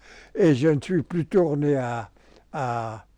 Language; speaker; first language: French; non-native, local second language; German